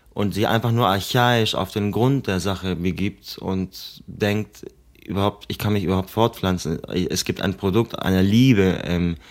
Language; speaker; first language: German; non-native, fluent; Spanish